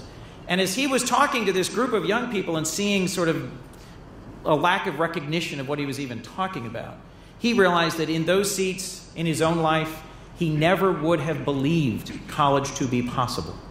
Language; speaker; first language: English; native; English